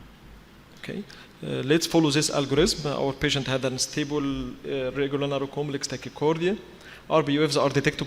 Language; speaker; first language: English; non-native, fluent; Arabic